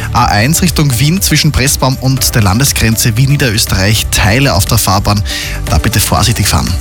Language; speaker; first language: German; native; German